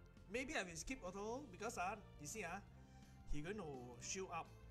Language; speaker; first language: English; non-native, local second language; Chinese